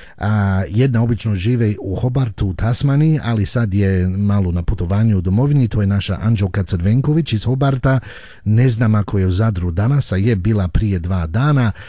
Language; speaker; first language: Croatian; early bilingual, heritage; Croatian